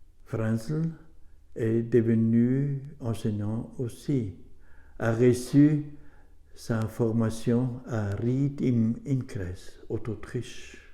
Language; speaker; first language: French; non-native, learner; German